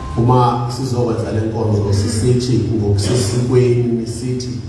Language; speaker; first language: Zulu; non-native, local second language; Xhosa